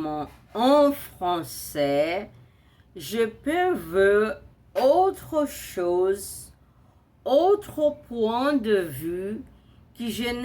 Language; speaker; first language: French; non-native, learner; Portuguese